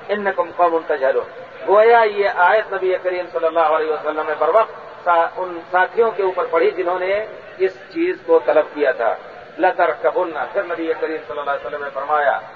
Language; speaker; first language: Urdu; native; Urdu